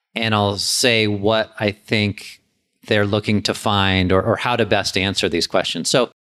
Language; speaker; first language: English; native; English